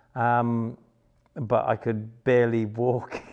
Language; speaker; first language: English; native; English